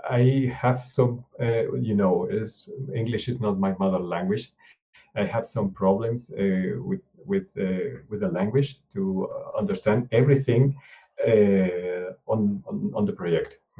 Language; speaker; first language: English; non-native, learner; Spanish